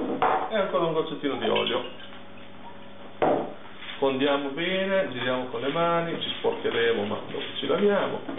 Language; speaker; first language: Italian; native; Italian